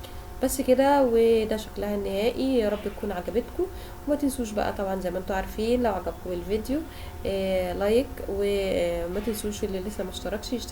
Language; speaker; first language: Arabic; native; Arabic